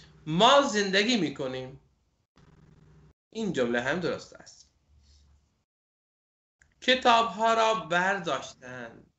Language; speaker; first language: Persian; non-native, fluent; Urdu